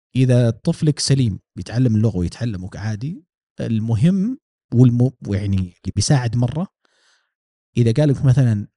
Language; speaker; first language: Arabic; native; Arabic